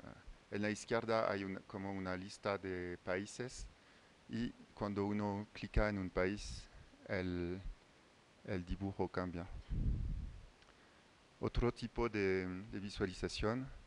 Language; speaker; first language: Spanish; non-native, fluent; French